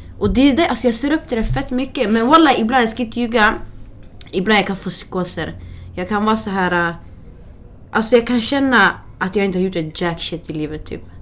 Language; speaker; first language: Swedish; early bilingual, other home language; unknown